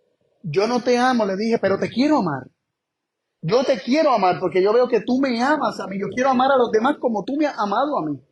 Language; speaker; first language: Spanish; native; Spanish